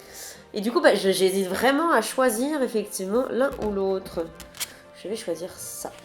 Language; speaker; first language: French; native; French